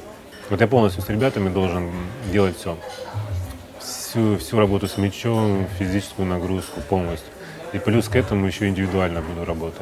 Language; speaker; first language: Russian; native; Russian